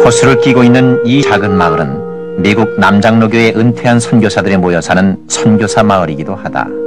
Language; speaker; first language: Korean; native; Korean